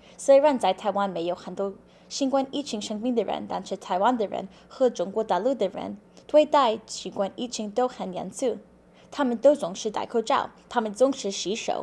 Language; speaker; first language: Chinese; non-native, learner; English